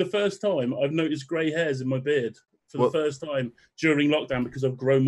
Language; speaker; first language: English; native; English